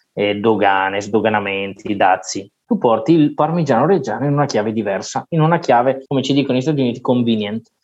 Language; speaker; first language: Italian; native; Italian